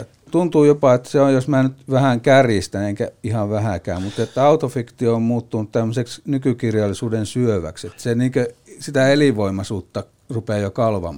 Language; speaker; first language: Finnish; native; Finnish